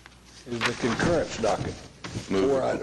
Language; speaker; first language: English; native; English